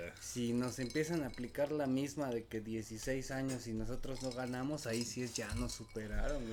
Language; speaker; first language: Spanish; native; Spanish